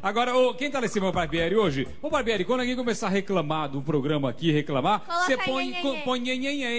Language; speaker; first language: Portuguese; native; Portuguese